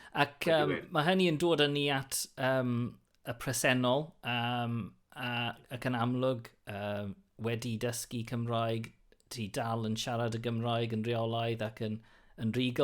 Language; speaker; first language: Welsh; non-native, local second language; English